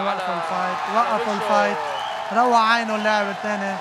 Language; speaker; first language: Arabic; native; Arabic